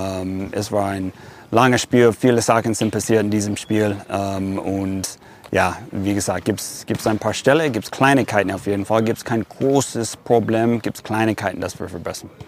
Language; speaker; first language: German; non-native, fluent; English